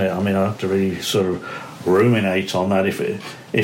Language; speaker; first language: English; native; English